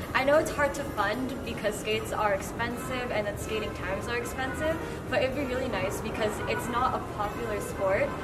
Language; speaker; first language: English; native; English